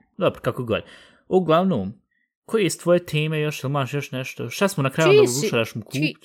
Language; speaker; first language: Bosnian; early bilingual, heritage; Bosnian